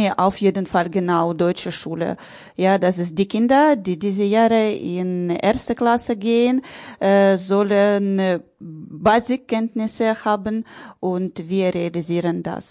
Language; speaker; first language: German; non-native, learner; Ukrainian